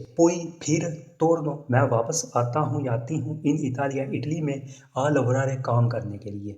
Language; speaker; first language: Urdu; non-native, local second language; Punjabi